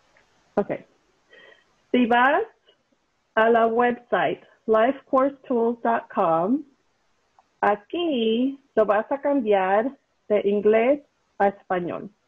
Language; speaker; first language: Spanish; early bilingual, heritage; Spanish